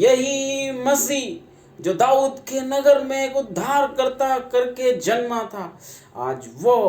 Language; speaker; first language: Hindi; native; Hindi